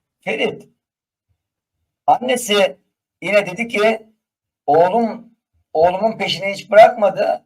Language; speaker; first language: Turkish; native; Turkish